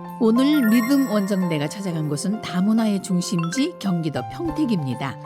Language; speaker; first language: Korean; native; Korean